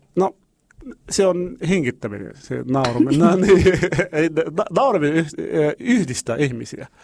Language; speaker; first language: Finnish; non-native, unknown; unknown